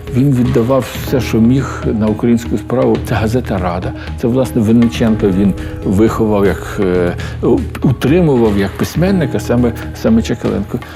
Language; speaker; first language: Ukrainian; native; Ukrainian